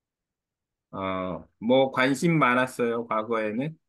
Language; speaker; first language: Korean; native; Korean